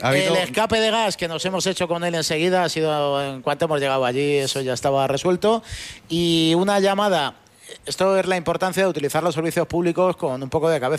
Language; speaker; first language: Spanish; native; Spanish